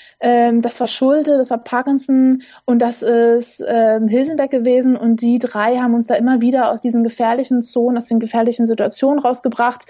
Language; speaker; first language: German; native; German